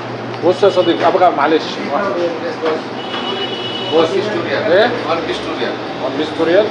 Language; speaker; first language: Arabic; native; Arabic